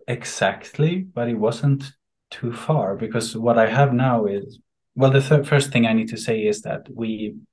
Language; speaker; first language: English; non-native, fluent; Swedish